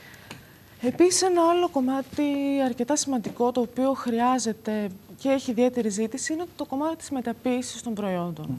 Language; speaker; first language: Greek; native; Greek